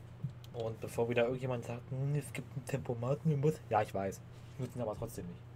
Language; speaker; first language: German; native; German